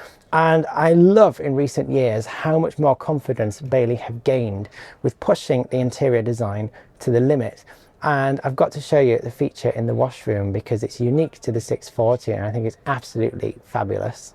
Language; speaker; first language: English; native; English